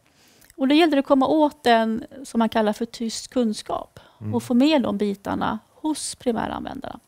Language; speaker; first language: Swedish; native; Swedish